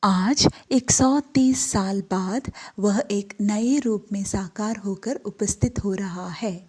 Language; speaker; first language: Hindi; non-native, local second language; Malayalam